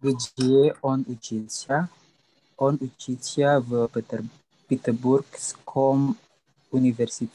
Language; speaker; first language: Russian; non-native, learner; Indonesian